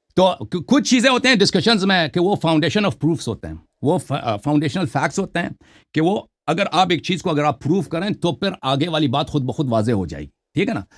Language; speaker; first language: Urdu; non-native, fluent; Persian